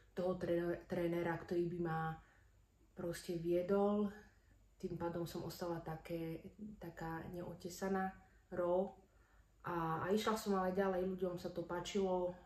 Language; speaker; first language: Slovak; early bilingual, other home language; Amharic